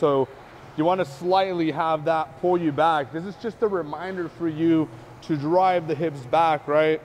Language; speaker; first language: English; native; English